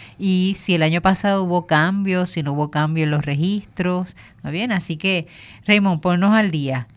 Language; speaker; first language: Spanish; native; Spanish